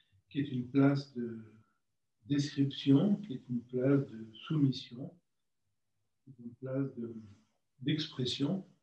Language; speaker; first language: French; native; French